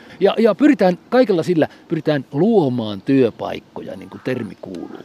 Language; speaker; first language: Finnish; native; Finnish